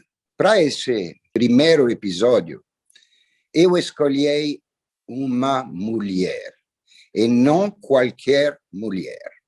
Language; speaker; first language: Portuguese; non-native, fluent; French